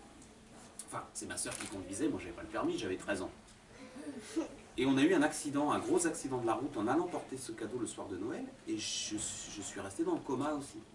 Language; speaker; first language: French; native; French